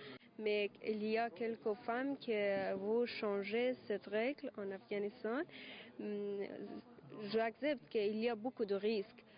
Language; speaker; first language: French; non-native, learner; Persian